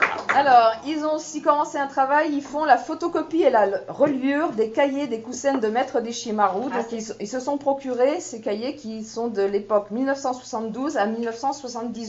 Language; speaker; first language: French; native; French